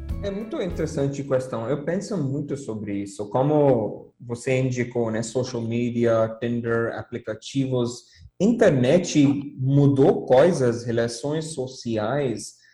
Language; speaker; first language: Portuguese; non-native, fluent; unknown